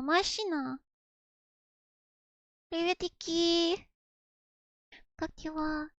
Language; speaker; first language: Russian; non-native, learner; English